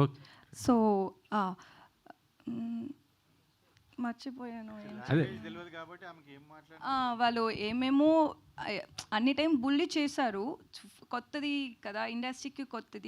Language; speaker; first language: Telugu; non-native, learner; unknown